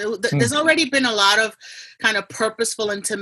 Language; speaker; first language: English; native; English